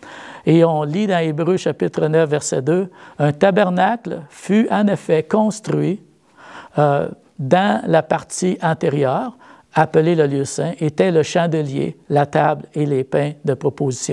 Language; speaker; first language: French; native; French